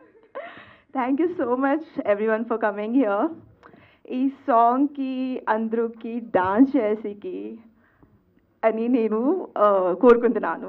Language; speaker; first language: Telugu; non-native, learner; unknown